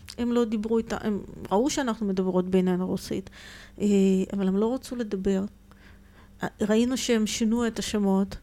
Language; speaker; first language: Hebrew; non-native, fluent; Russian